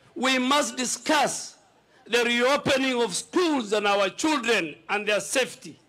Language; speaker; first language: English; non-native, local second language; Somali